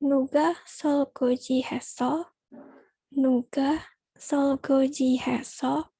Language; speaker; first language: Korean; non-native, learner; Indonesian